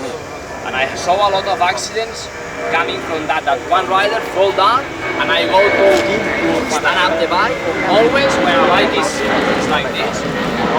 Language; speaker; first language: English; non-native, fluent; Spanish